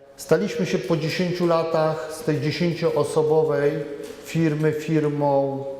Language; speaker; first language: Polish; native; Polish